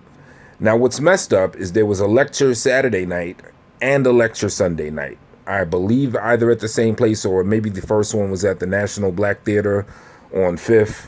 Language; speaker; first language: English; native; English